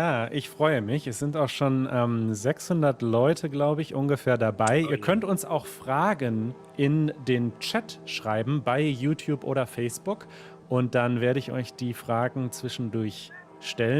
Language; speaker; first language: German; native; German